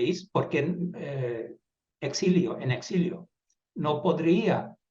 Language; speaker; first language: Spanish; non-native, fluent; Dutch